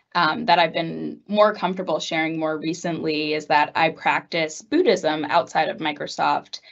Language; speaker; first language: English; native; English